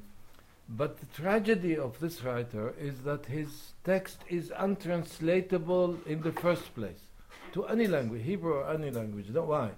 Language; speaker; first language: English; non-native, fluent; Arabic